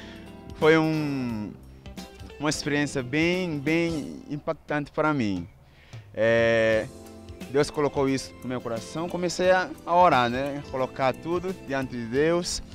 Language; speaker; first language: Portuguese; non-native, fluent; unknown